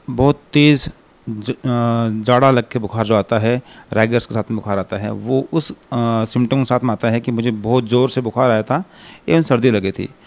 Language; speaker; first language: Hindi; native; Hindi